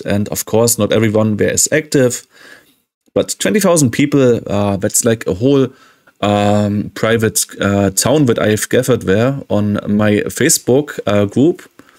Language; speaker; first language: English; non-native, fluent; German